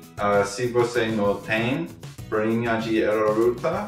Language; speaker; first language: Portuguese; non-native, learner; English